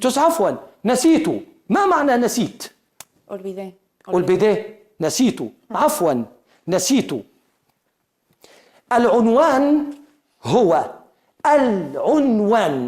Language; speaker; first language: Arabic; non-native, fluent; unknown